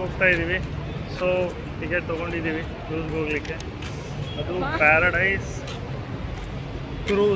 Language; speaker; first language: Kannada; native; Kannada